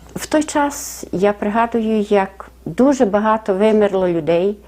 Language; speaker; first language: Ukrainian; native; Ukrainian